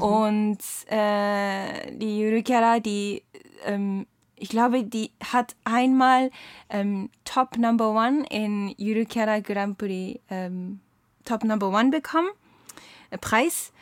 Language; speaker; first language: German; non-native, learner; Japanese